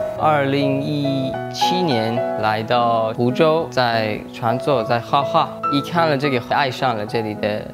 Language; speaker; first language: Chinese; non-native, fluent; Persian